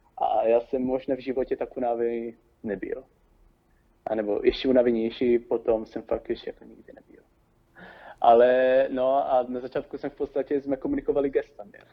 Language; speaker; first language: Czech; non-native, fluent; Italian